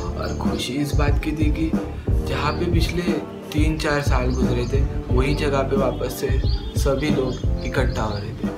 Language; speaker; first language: Hindi; non-native, local second language; Marathi